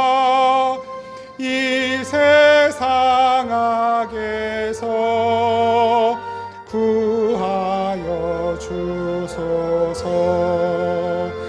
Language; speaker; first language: Korean; native; Korean